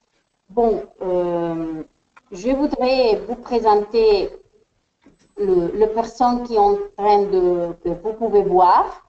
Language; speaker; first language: French; non-native, fluent; Spanish